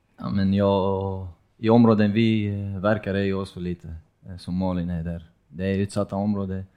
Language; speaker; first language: Swedish; non-native, fluent; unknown